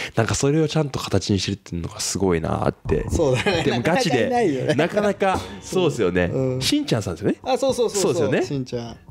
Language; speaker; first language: Japanese; native; Japanese